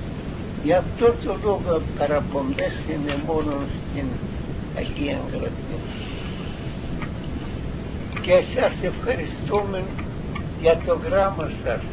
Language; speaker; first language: Greek; non-native, learner; Russian